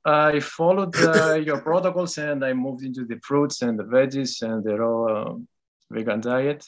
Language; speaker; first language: English; non-native, fluent; Greek